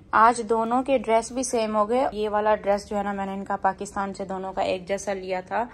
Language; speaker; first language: Urdu; native; Urdu